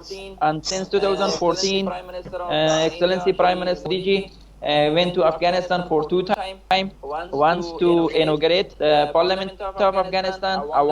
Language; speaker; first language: Hindi; non-native, fluent; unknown